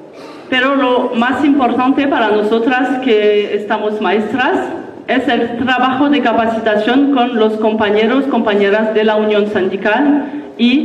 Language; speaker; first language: Spanish; non-native, learner; French